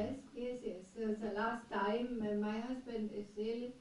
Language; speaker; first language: English; non-native, learner; German